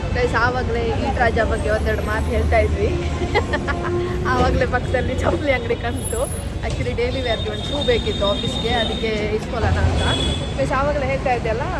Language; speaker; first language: Kannada; non-native, local second language; Tulu